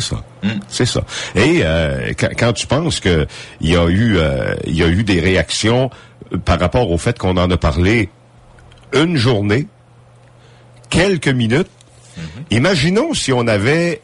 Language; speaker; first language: French; native; French